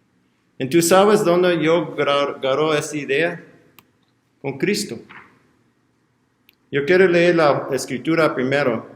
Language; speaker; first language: Spanish; non-native, learner; English